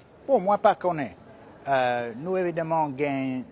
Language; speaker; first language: Haitian Creole; non-native, fluent; English